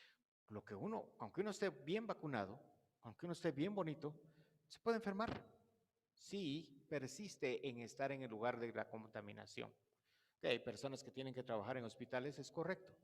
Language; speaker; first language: Spanish; native; Spanish